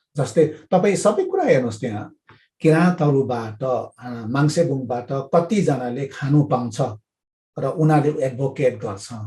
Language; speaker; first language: Nepali; non-native, local second language; Limbu